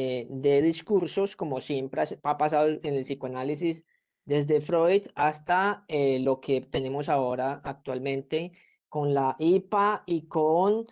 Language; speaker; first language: Spanish; native; Spanish